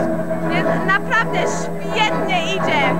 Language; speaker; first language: Polish; early bilingual, heritage; Polish